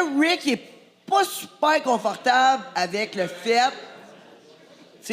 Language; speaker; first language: French; native; French